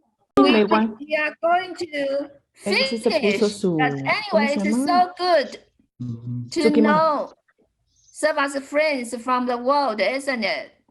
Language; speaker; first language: English; non-native, fluent; Chinese